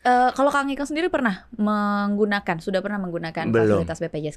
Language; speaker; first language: Indonesian; native; Indonesian